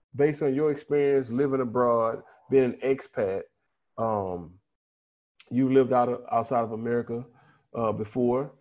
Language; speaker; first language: English; native; English